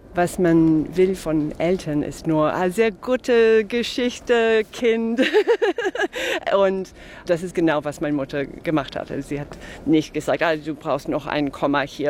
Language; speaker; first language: German; non-native, fluent; English